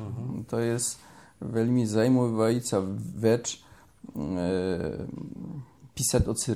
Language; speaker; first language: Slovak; non-native, learner; Polish